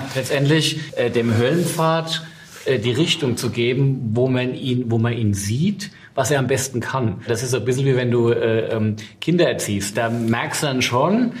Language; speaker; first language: German; native; German